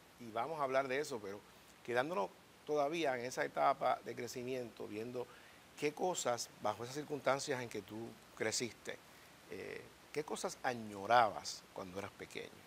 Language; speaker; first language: Spanish; native; Spanish